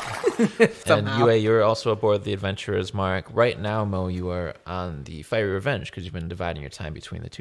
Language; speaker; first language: English; native; English